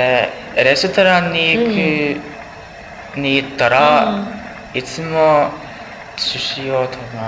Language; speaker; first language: Japanese; non-native, learner; English